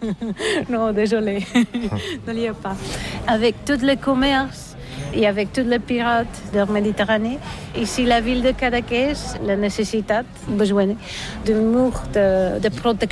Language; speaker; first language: French; non-native, learner; Catalan